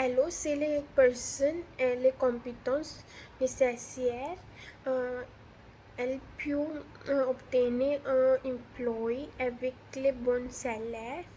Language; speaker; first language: French; non-native, learner; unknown